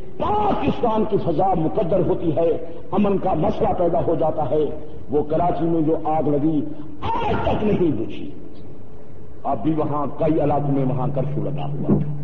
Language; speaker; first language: Urdu; non-native, local second language; Saraiki